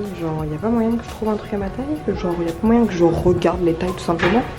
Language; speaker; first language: French; native; French